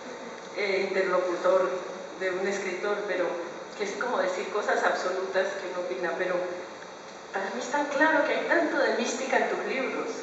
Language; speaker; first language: Spanish; native; Spanish